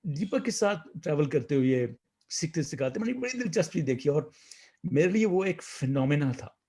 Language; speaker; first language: Urdu; non-native, local second language; Saraiki